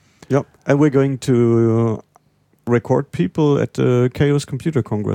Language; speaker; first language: English; non-native, fluent; German